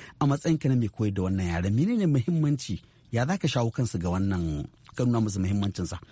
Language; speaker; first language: Hausa; native; Hausa